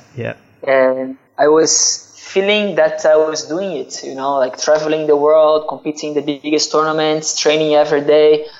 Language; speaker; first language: English; non-native, fluent; Portuguese